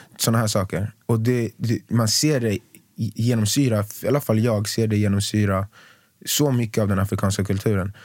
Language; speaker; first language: Swedish; early bilingual, other home language; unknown